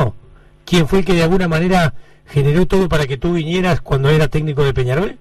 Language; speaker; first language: Spanish; native; Spanish